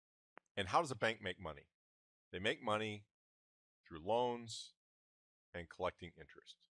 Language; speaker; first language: English; native; English